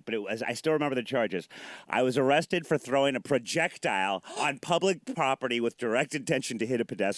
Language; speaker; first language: English; native; English